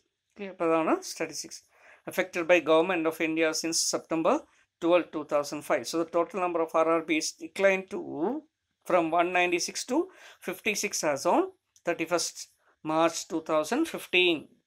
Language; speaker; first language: English; non-native, local second language; Malayalam